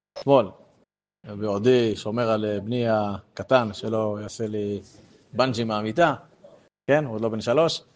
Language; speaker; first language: Hebrew; native; Hebrew